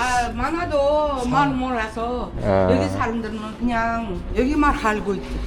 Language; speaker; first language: Korean; early bilingual, heritage; Korean